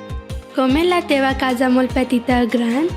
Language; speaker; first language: Catalan; non-native, learner; Spanish